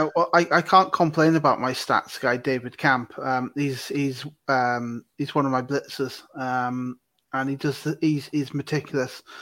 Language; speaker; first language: English; native; English